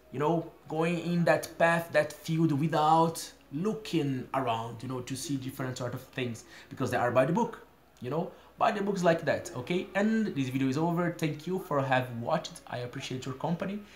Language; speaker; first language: English; non-native, fluent; Portuguese